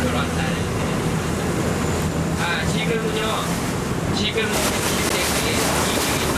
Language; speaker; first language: Korean; non-native, learner; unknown